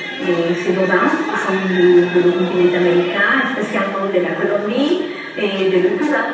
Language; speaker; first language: French; non-native, learner; Spanish